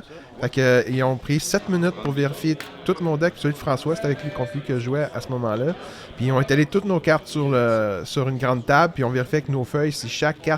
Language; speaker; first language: French; native; French